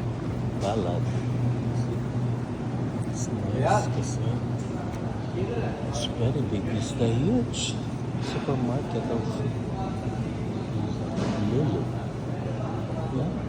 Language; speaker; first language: English; non-native, local second language; Filipino